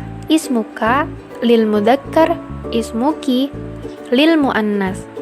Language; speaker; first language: Arabic; non-native, fluent; Indonesian